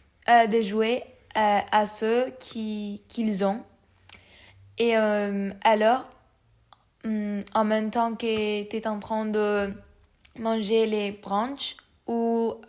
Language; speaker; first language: French; non-native, learner; Spanish